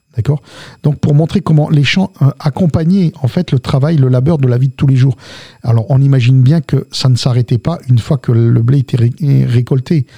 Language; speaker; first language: French; early bilingual, other home language; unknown